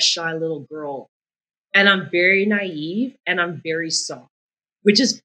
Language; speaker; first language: English; native; English